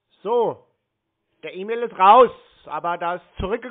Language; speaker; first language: German; native; German